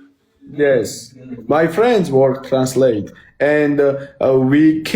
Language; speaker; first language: English; non-native, learner; Georgian